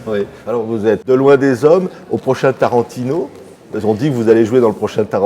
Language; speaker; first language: French; native; French